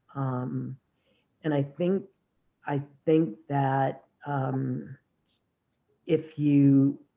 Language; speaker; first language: English; native; English